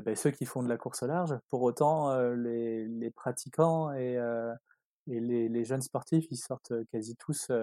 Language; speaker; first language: French; native; French